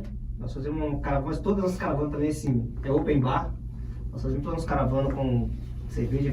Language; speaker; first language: Portuguese; native; Portuguese